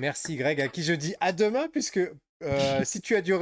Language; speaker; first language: French; native; French